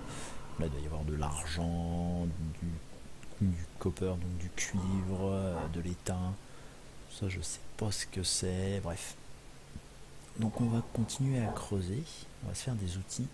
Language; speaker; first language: French; native; French